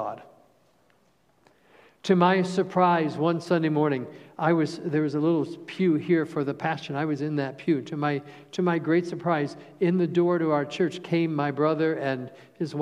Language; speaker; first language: English; native; English